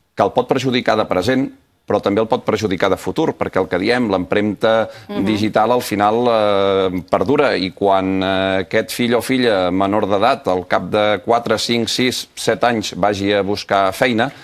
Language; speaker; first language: Catalan; native; Catalan